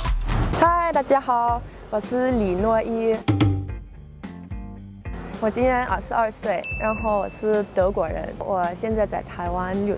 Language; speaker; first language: Chinese; non-native, fluent; German